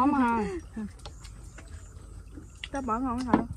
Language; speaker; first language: Vietnamese; native; Vietnamese